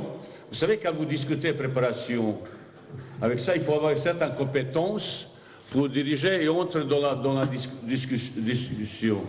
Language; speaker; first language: French; non-native, fluent; Bosnian